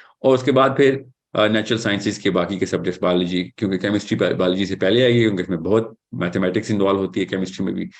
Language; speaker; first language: Urdu; native; Urdu